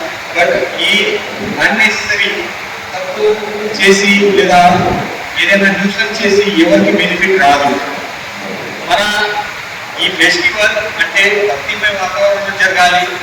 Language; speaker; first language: Telugu; non-native, fluent; Marathi